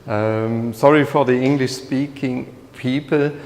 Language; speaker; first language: English; non-native, fluent; German